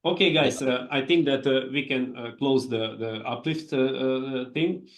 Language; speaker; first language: English; non-native, fluent; Hungarian